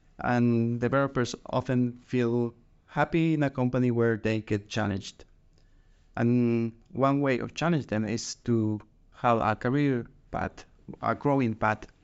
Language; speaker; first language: English; non-native, fluent; Spanish